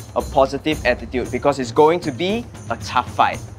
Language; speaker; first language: English; native; English